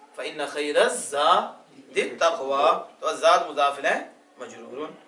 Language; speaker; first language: Urdu; non-native, local second language; Punjabi